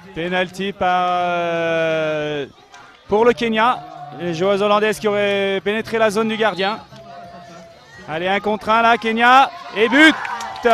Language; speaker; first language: French; native; French